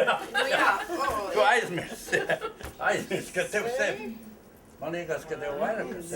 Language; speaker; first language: Latvian; early bilingual, heritage; Latvian